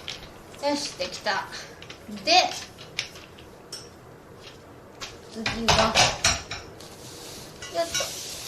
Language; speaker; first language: Japanese; native; Japanese